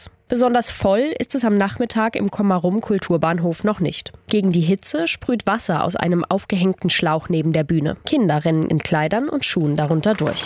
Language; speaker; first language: German; native; German